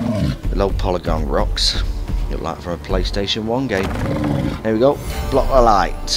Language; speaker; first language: English; native; English